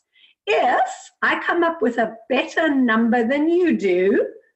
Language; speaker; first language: English; native; English